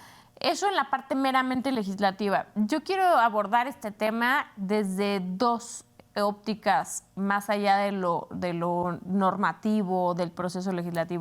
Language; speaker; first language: Spanish; native; Spanish